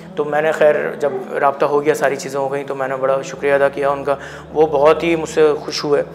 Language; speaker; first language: Urdu; native; Urdu